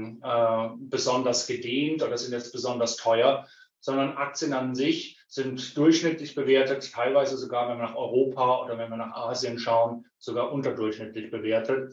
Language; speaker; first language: German; native; German